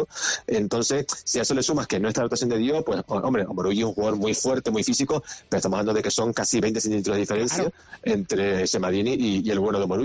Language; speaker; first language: Spanish; native; Spanish